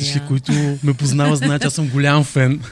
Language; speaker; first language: Bulgarian; native; Bulgarian